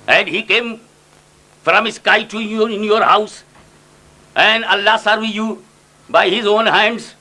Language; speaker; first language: English; non-native, local second language; Urdu